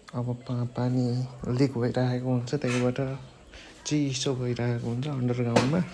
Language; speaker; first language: Nepali; non-native, local second language; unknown